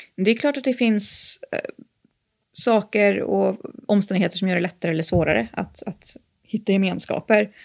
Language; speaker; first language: Swedish; native; Swedish